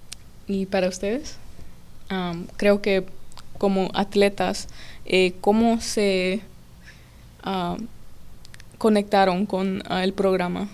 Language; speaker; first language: Spanish; early bilingual, heritage; English